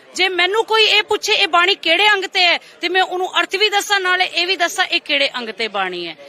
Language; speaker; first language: Punjabi; non-native, local second language; Hindi